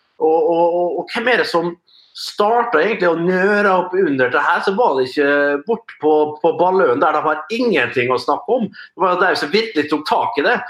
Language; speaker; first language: Norwegian; native; Norwegian